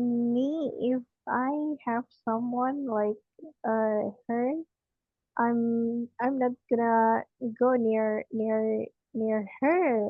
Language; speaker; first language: English; non-native, learner; Indonesian